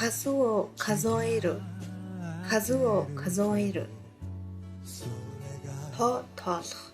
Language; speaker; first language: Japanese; non-native, fluent; Mongolian